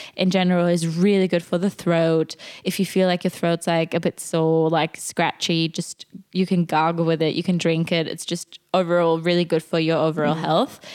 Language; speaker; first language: English; non-native, fluent; German